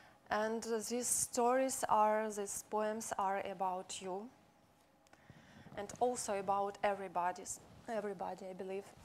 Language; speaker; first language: English; non-native, fluent; Russian